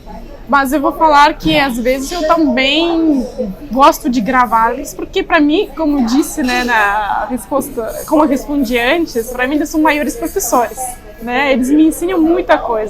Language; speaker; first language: Portuguese; non-native, fluent; Russian